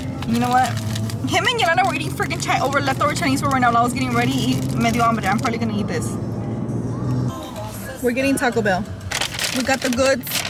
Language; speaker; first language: English; early bilingual, other home language; Spanish